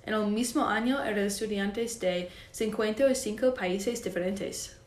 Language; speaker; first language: Spanish; non-native, learner; English